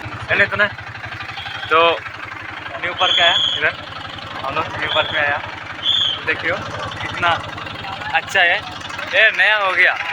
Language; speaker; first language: Hindi; non-native, learner; Bangla